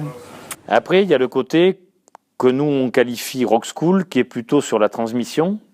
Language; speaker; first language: French; native; French